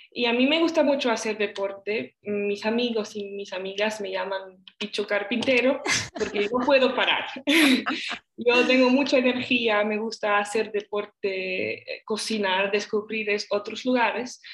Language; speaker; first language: Spanish; non-native, learner; Swiss German